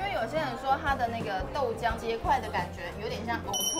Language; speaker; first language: Chinese; native; Chinese